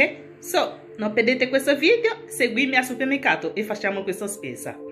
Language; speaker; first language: Italian; non-native, learner; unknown